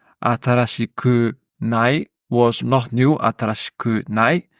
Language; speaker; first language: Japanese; non-native, learner; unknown